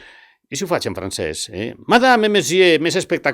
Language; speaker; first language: Catalan; native; Catalan